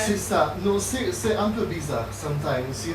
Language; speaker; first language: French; non-native, learner; Slovak